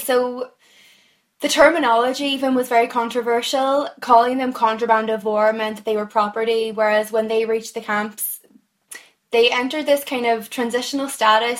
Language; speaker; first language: English; native; English